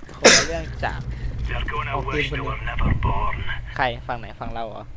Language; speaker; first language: Thai; native; Thai